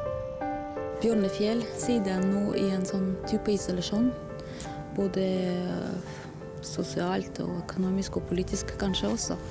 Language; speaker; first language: Norwegian; non-native, fluent; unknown